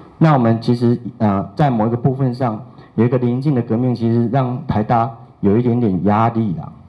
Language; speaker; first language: Chinese; native; Chinese